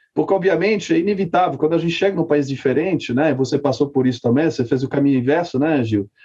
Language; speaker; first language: Portuguese; non-native, fluent; French